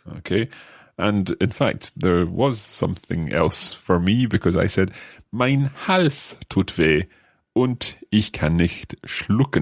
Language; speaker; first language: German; non-native, learner; English